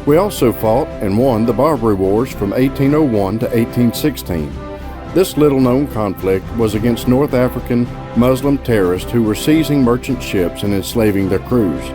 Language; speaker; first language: English; native; English